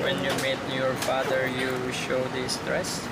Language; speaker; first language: English; non-native, learner; Korean